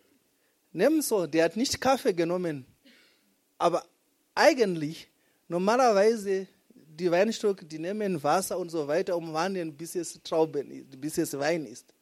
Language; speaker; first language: German; non-native, fluent; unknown